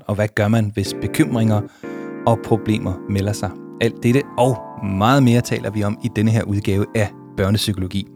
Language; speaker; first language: Danish; native; Danish